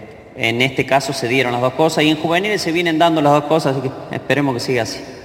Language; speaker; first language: Spanish; native; Spanish